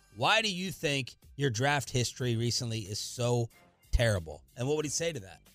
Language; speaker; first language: English; native; English